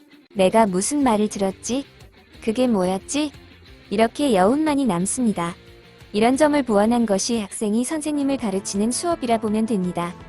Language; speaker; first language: Korean; native; Korean